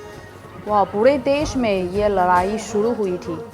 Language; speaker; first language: Hindi; non-native, fluent; Chinese